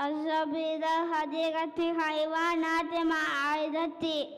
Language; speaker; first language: Arabic; non-native, learner; Divehi